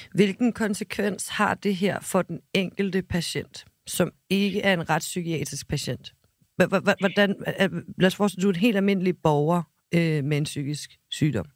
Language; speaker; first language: Danish; native; Danish